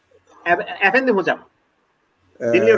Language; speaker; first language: Turkish; non-native, learner; Bangla